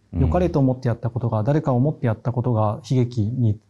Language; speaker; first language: Japanese; native; Japanese